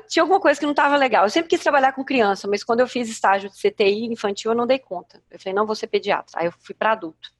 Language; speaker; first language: Portuguese; native; Portuguese